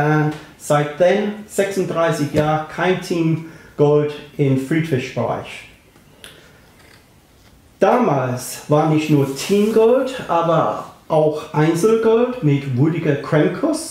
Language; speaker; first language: German; non-native, fluent; English